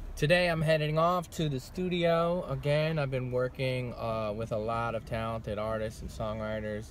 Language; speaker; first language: English; native; English